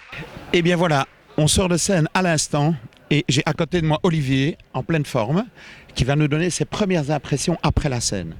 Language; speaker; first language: French; native; French